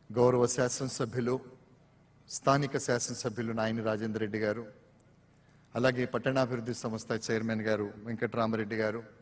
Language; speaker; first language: Telugu; native; Telugu